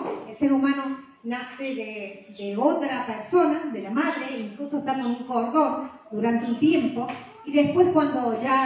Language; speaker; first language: Spanish; native; Spanish